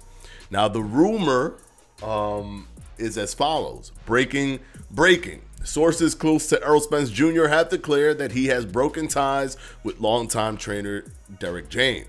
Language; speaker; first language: English; native; English